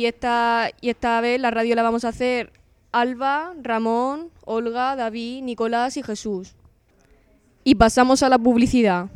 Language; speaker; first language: Spanish; native; Spanish